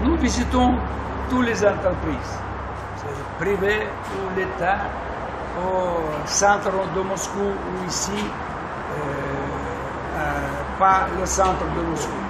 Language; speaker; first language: French; non-native, learner; Russian